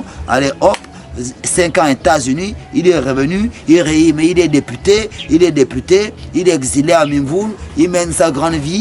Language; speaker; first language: French; non-native, local second language; Fang